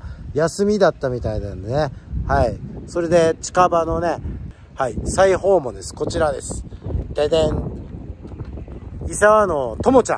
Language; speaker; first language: Japanese; native; Japanese